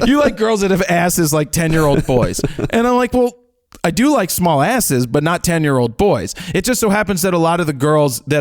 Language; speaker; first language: English; native; English